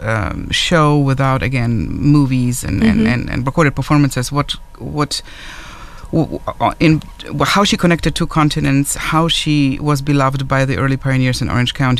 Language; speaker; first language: English; non-native, fluent; German